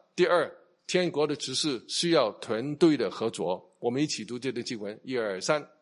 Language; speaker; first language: Chinese; non-native, local second language; Cantonese